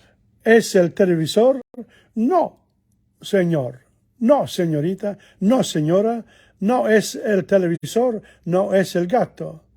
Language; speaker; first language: Spanish; non-native, learner; Italian